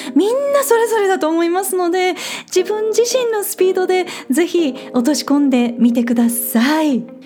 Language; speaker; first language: Japanese; native; Japanese